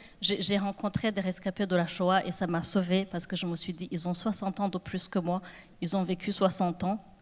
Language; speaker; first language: French; non-native, local second language; Kinyarwanda